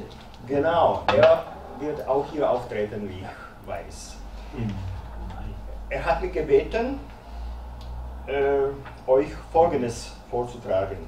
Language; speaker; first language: German; early bilingual, other home language; Croatian